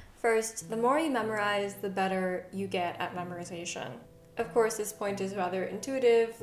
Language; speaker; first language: English; native; English